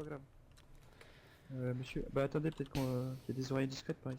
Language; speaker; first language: French; native; French